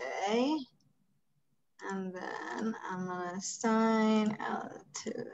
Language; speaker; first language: English; non-native, fluent; Spanish